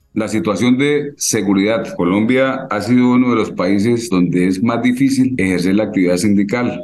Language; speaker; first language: Spanish; native; Spanish